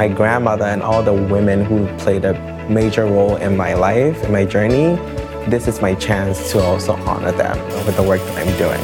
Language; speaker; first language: English; non-native, local second language; Akan